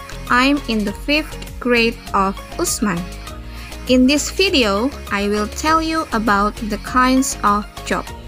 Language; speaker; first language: English; non-native, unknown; Indonesian